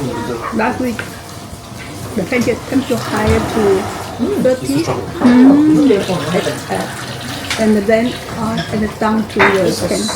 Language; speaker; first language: English; non-native, learner; Chinese